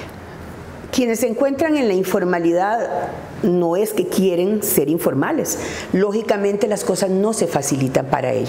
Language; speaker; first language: Spanish; native; Spanish